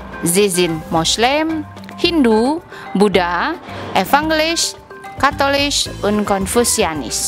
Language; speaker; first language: German; non-native, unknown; Indonesian